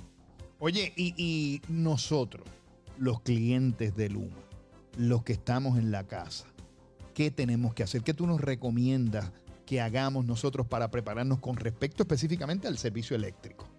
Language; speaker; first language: Spanish; native; Spanish